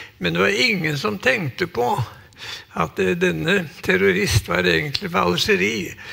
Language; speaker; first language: Norwegian; native; Norwegian